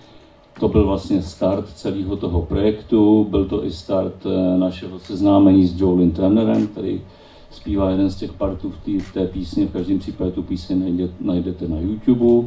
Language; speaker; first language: Czech; native; Czech